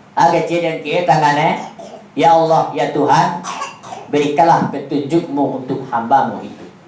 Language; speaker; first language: Malay; non-native, local second language; Minangkabau